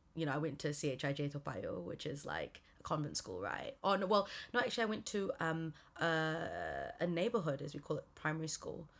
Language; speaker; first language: English; native; English